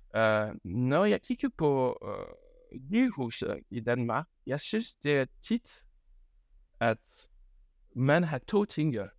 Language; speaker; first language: Danish; non-native, fluent; French